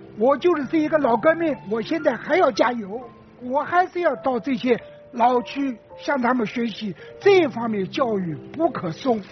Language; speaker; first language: Chinese; native; Chinese